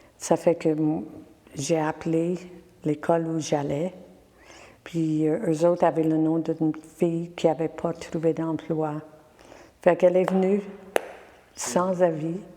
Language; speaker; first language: French; non-native, local second language; English